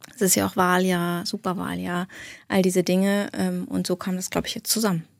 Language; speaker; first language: German; native; German